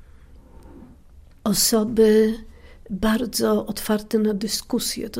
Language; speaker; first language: Polish; native; Polish